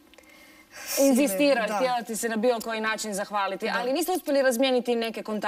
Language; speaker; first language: Croatian; native; Croatian